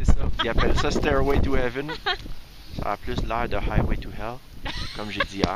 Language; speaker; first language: French; native; French